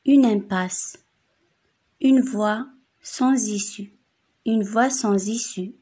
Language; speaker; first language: French; non-native, fluent; Arabic